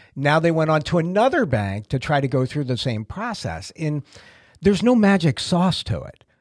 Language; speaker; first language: English; native; English